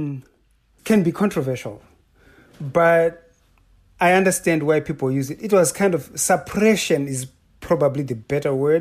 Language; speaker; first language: English; non-native, local second language; Shona